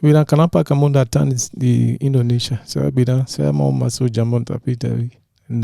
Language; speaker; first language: Indonesian; non-native, fluent; English